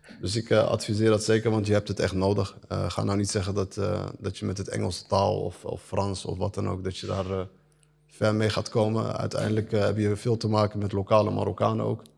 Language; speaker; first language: Dutch; early bilingual, other home language; Arabic